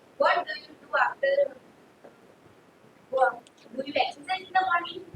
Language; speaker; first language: English; non-native, learner; Gujarati